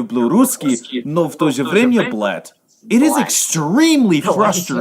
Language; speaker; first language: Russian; non-native, learner; English